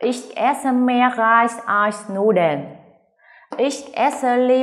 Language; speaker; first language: German; non-native, fluent; Vietnamese